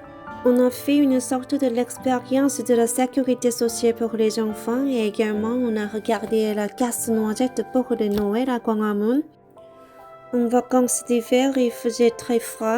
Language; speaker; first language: French; non-native, learner; Korean